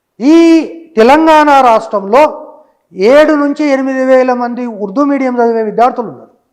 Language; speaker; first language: Telugu; native; Telugu